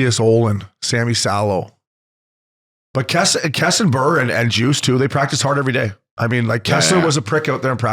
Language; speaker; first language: English; native; English